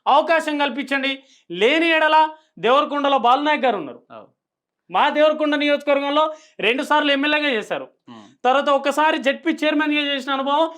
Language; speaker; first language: Telugu; non-native, local second language; Lambadi